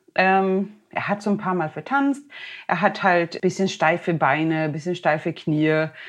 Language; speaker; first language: German; non-native, fluent; Swedish